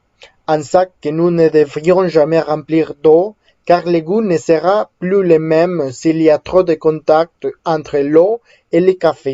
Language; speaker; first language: French; non-native, fluent; Spanish